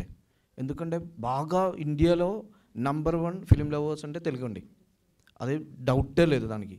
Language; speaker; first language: Telugu; non-native, learner; Malayalam